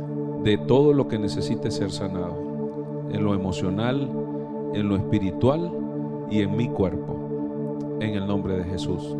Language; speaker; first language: Spanish; native; Spanish